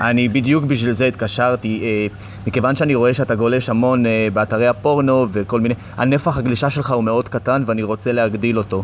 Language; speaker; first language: Hebrew; native; Hebrew